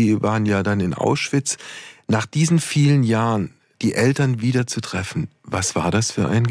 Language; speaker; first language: German; native; German